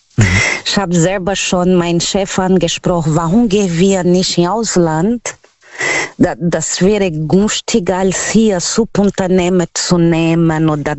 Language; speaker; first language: German; non-native, learner; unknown